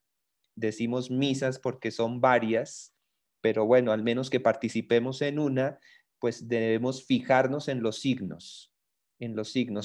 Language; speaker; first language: Spanish; native; Spanish